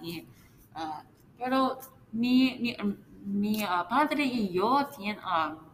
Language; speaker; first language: Spanish; non-native, learner; English